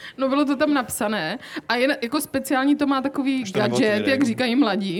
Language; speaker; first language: Czech; native; Czech